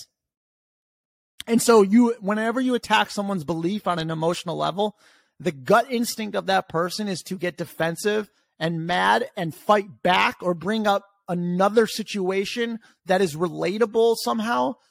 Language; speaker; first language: English; native; English